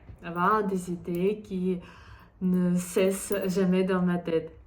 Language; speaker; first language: French; non-native, fluent; Russian